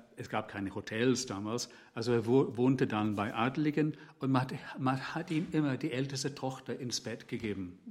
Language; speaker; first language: German; non-native, fluent; English